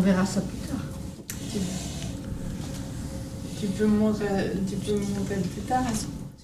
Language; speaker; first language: French; native; French